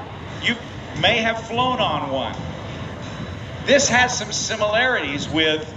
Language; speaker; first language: English; native; English